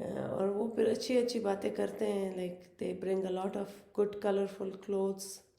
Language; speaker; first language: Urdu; non-native, fluent; Persian